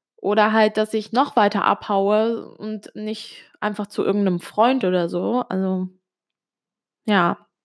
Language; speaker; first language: German; early bilingual, other home language; Italian